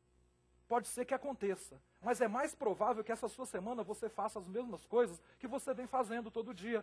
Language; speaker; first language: Portuguese; native; Portuguese